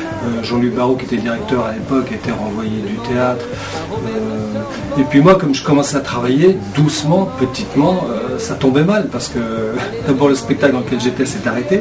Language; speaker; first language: French; native; French